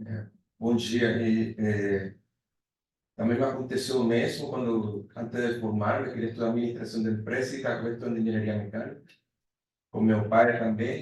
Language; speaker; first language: Portuguese; non-native, fluent; Spanish